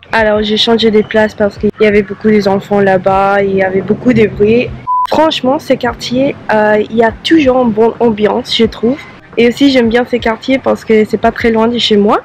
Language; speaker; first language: French; non-native, fluent; English